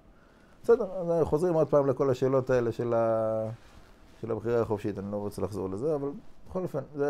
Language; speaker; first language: Hebrew; non-native, fluent; English